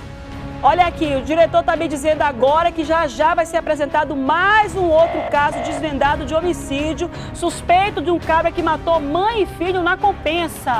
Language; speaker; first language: Portuguese; native; Portuguese